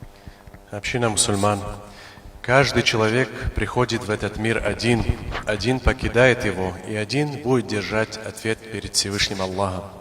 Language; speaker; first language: Russian; non-native, local second language; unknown